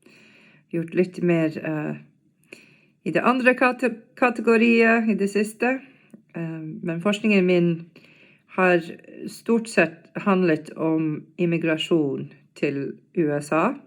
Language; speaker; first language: Norwegian; non-native, fluent; English